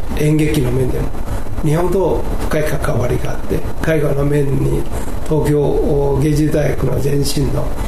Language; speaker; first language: Japanese; non-native, fluent; Chinese